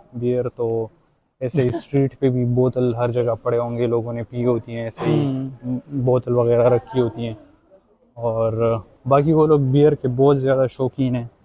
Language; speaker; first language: Urdu; native; Urdu